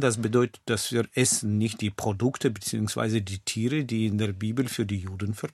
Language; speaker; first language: German; non-native, fluent; Russian